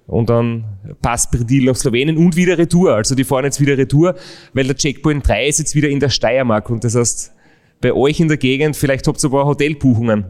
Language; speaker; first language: German; native; German